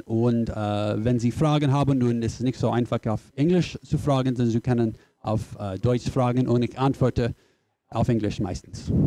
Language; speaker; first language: German; non-native, learner; English